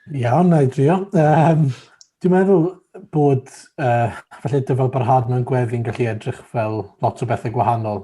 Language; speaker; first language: Welsh; native; Welsh